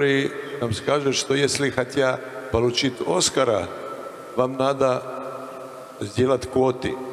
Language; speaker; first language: Russian; non-native, learner; Serbian